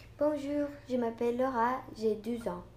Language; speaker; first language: French; non-native, learner; Portuguese